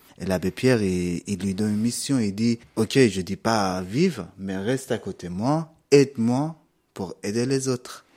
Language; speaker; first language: French; non-native, fluent; Persian